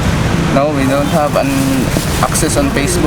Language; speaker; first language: English; non-native, local second language; Filipino